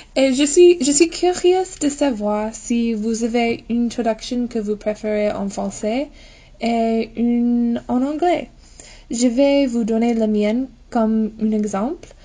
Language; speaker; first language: French; non-native, fluent; English